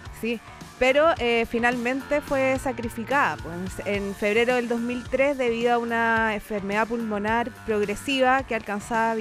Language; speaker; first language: Spanish; native; Spanish